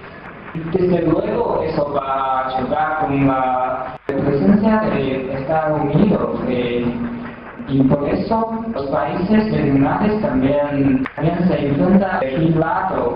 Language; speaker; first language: Spanish; non-native, fluent; Chinese